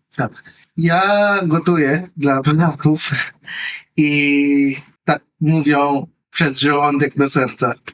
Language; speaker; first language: Polish; non-native, learner; Filipino